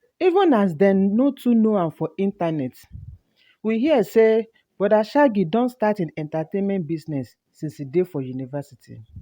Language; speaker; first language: Nigerian Pidgin; native; Nigerian Pidgin